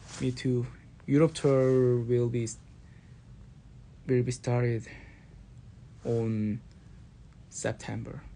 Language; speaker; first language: English; non-native, learner; Korean